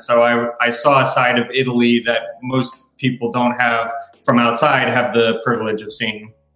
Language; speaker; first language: English; native; English